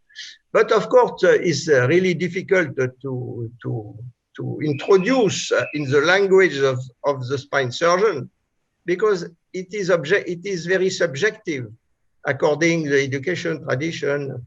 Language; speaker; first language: English; non-native, fluent; French